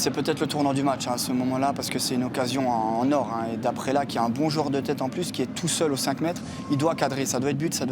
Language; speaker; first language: French; native; French